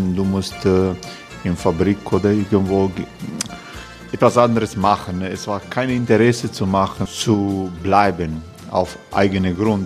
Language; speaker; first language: German; non-native, fluent; Croatian